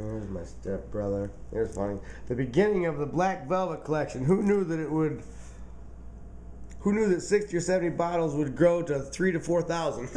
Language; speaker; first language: English; native; English